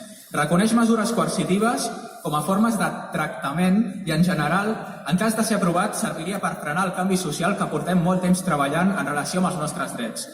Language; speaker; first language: Catalan; native; Catalan